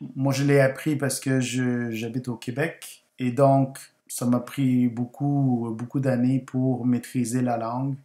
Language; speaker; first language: French; non-native, fluent; Spanish